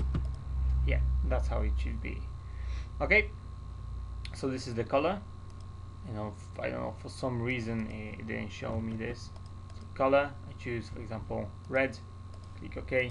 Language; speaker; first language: English; non-native, fluent; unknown